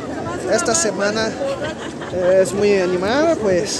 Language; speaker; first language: Spanish; non-native, fluent; Portuguese